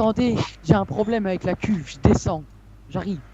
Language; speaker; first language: French; native; French